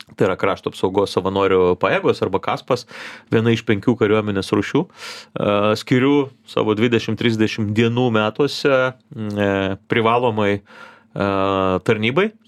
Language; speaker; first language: Lithuanian; native; Lithuanian